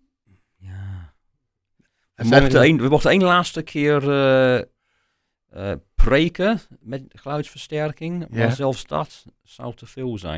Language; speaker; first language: Dutch; non-native, fluent; English